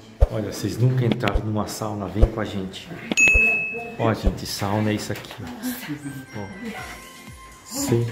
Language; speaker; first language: Portuguese; native; Portuguese